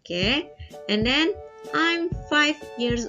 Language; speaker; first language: English; non-native, learner; Indonesian